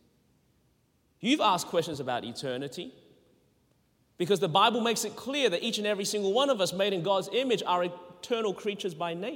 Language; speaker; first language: English; native; English